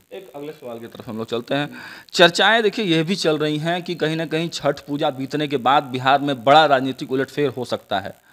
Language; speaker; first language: Hindi; native; Hindi